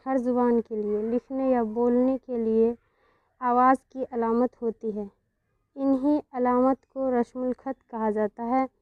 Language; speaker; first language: Urdu; native; Urdu